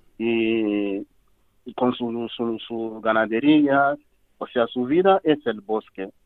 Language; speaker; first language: Spanish; non-native, fluent; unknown